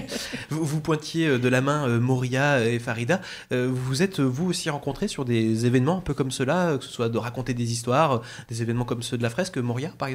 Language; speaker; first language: French; native; French